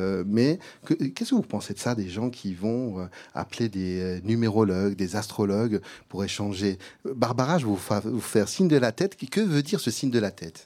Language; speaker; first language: French; native; French